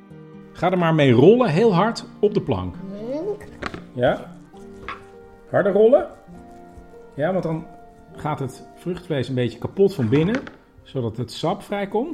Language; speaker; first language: Dutch; native; Dutch